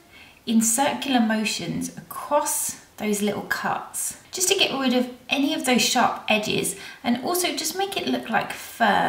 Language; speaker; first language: English; native; English